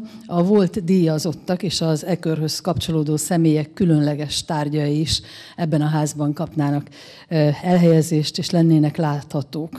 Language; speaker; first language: Hungarian; native; Hungarian